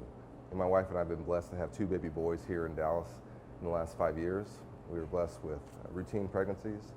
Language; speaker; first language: English; native; English